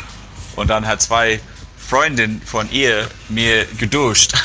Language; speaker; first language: German; non-native, fluent; English